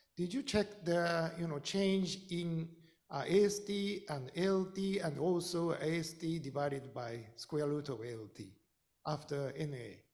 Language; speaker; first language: English; non-native, fluent; Japanese